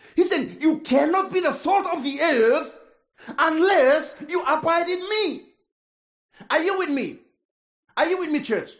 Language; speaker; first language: English; non-native, fluent; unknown